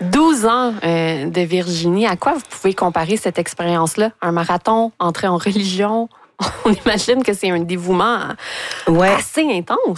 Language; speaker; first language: French; native; French